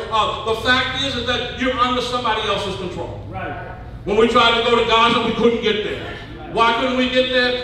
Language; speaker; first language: English; native; English